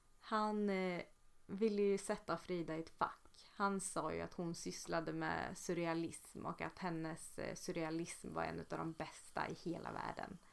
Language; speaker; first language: Swedish; native; Swedish